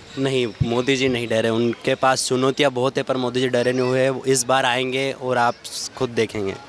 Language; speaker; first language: Hindi; native; Hindi